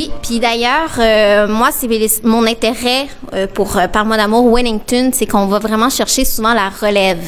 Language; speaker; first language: French; native; French